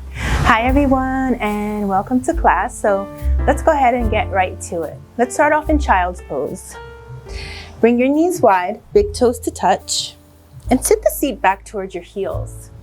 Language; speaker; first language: English; native; English